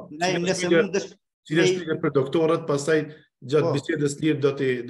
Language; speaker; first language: Albanian; native; Albanian